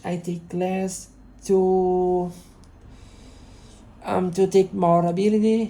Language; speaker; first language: English; non-native, learner; Portuguese